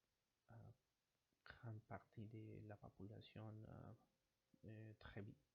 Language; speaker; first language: French; non-native, learner; Spanish